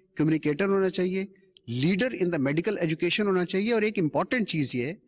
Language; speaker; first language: Urdu; non-native, local second language; Punjabi